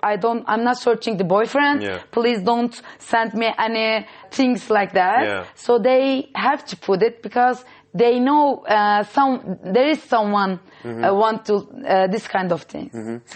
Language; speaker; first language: English; non-native, fluent; Turkish